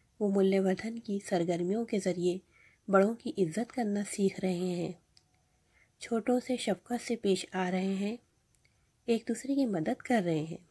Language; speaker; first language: Urdu; native; Urdu